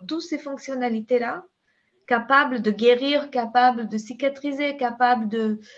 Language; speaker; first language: French; non-native, fluent; Portuguese